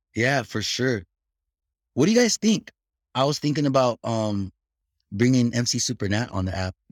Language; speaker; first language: English; early bilingual, other home language; Filipino